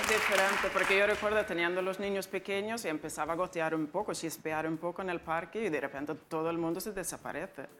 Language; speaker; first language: Spanish; non-native, fluent; Swedish